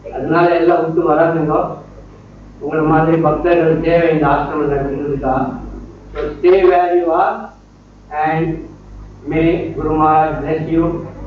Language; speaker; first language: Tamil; non-native, learner; Kannada